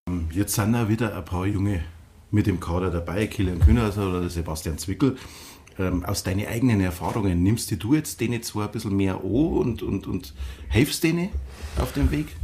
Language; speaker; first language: German; native; German